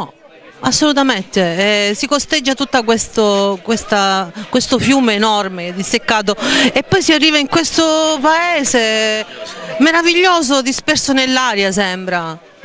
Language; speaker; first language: Italian; native; Italian